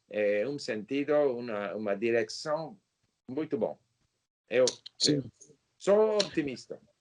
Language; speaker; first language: Portuguese; non-native, learner; English